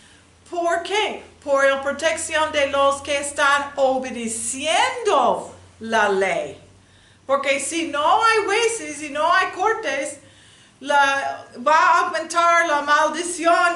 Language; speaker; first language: Spanish; non-native, learner; English